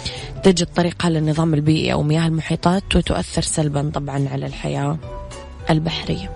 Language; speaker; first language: Arabic; native; Arabic